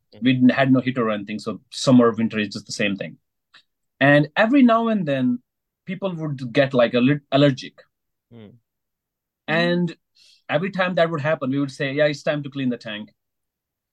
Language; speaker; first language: English; non-native, local second language; Hindi